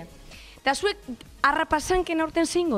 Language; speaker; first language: Basque; native; Basque